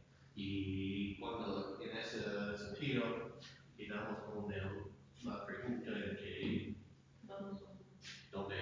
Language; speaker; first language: Spanish; non-native, fluent; English